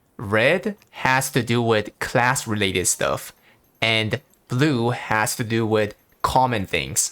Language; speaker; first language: English; non-native, fluent; Korean